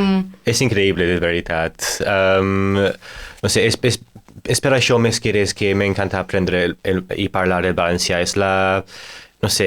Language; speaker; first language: Catalan; non-native, fluent; English